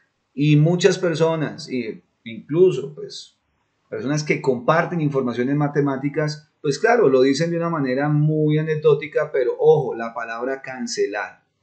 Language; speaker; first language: Spanish; native; Spanish